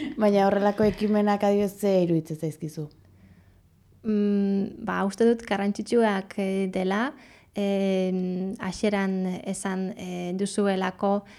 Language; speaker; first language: Basque; non-native, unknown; Polish